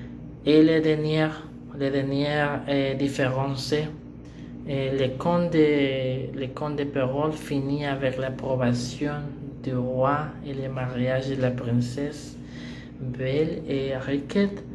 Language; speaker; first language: French; non-native, learner; Spanish